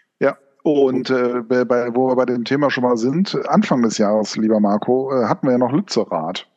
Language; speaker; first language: German; native; German